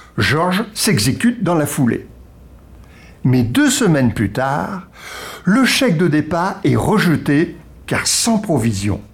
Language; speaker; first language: French; native; French